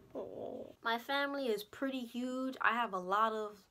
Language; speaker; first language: English; native; English